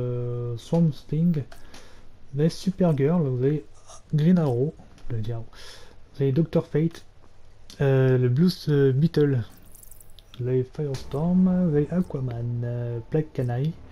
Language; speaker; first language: French; native; French